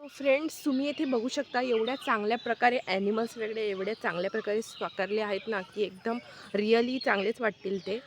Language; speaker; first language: Marathi; non-native, local second language; Hindi